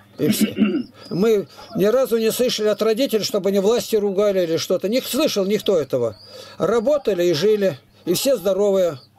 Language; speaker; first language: Russian; native; Russian